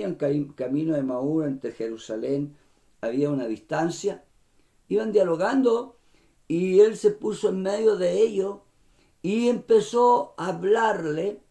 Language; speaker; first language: Spanish; native; Spanish